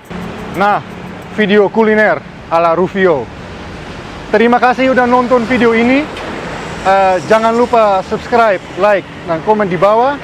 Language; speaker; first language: Indonesian; non-native, fluent; Dutch